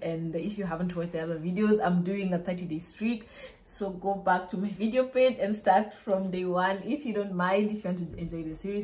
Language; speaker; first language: English; non-native, local second language; Luo (Kenya and Tanzania)